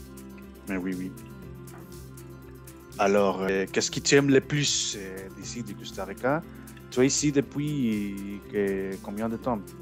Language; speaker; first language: French; non-native, learner; Spanish